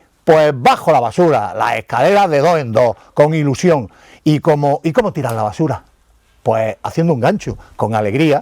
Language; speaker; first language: Spanish; native; Spanish